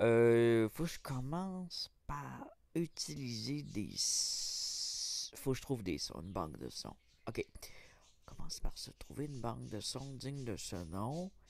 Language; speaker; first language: French; native; French